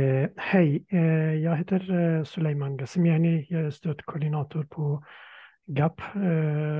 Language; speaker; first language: Swedish; non-native, fluent; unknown